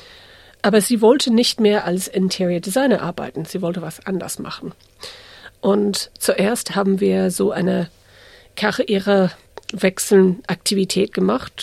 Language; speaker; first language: German; non-native, fluent; English